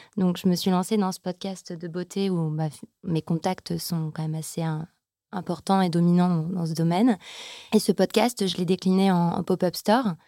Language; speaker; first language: French; native; French